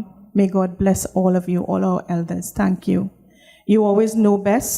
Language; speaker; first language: English; native; English